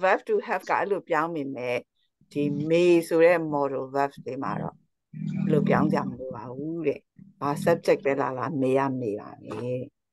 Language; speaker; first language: English; non-native, fluent; Burmese